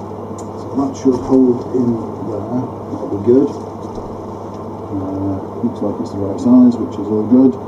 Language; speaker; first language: English; native; English